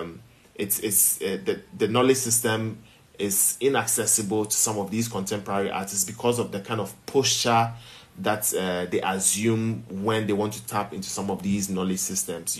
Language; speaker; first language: English; non-native, local second language; Ewe